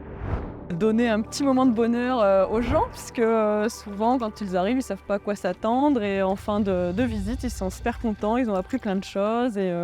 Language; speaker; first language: French; native; French